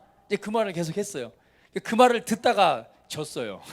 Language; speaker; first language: Korean; native; Korean